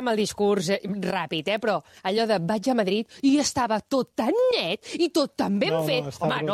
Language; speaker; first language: Catalan; native; Catalan